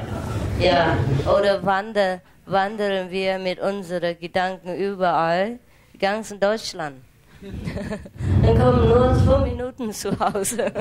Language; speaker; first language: German; non-native, learner; Vietnamese